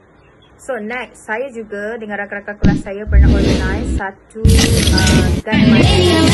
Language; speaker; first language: Malay; native; Malay